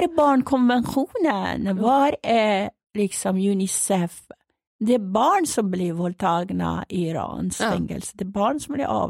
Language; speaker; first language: Swedish; non-native, fluent; Persian